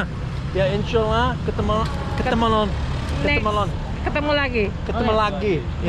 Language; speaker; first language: Indonesian; non-native, learner; English